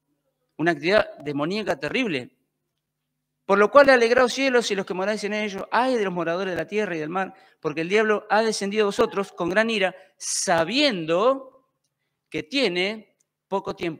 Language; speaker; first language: Spanish; native; Spanish